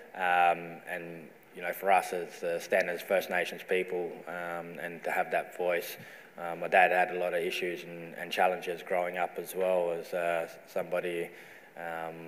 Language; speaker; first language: English; native; English